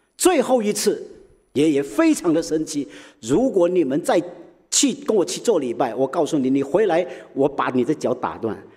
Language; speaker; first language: Chinese; early bilingual, heritage; Chinese